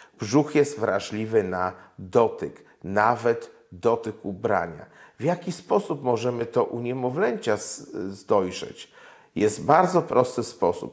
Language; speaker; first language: Polish; native; Polish